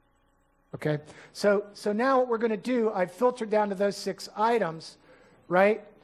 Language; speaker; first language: English; native; English